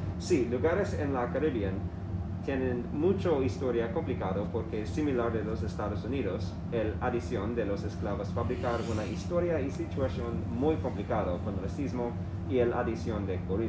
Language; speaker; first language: Spanish; non-native, learner; English